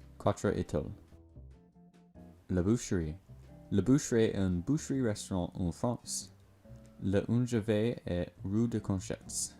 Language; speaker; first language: French; non-native, learner; English